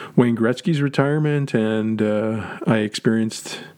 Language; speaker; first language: English; native; English